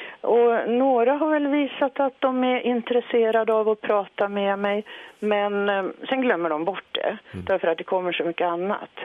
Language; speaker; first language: Swedish; native; Swedish